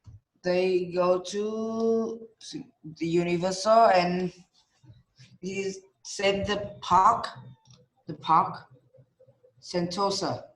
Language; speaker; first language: English; non-native, learner; Vietnamese